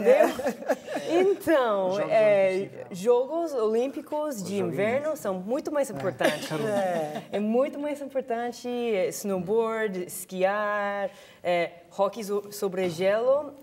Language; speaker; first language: Portuguese; non-native, fluent; English